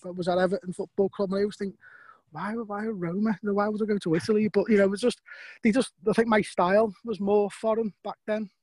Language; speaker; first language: English; native; English